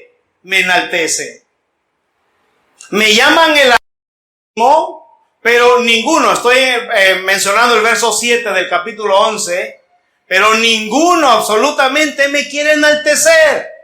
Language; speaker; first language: Spanish; native; Spanish